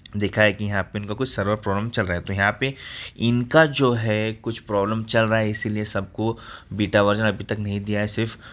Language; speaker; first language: Hindi; native; Hindi